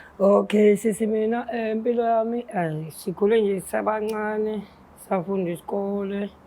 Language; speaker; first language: Zulu; native; Zulu